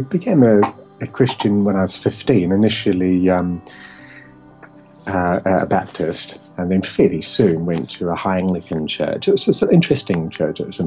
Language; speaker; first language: English; native; English